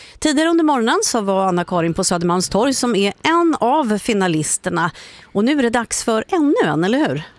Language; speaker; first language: Swedish; native; Swedish